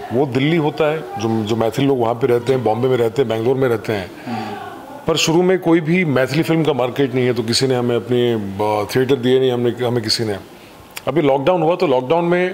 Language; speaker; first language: Hindi; native; Hindi